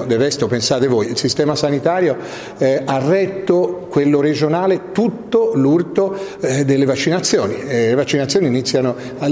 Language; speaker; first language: Italian; native; Italian